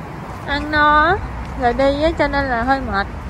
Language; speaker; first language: Vietnamese; native; Vietnamese